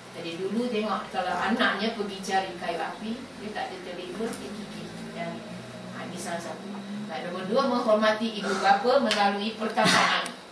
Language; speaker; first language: Malay; non-native, local second language; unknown